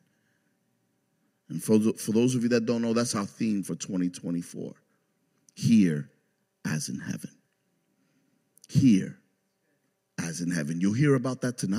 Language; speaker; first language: English; native; English